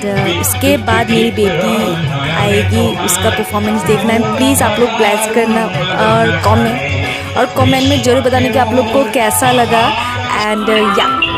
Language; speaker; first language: Hindi; non-native, local second language; Assamese